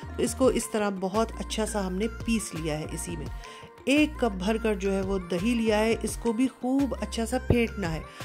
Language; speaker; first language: Urdu; native; Urdu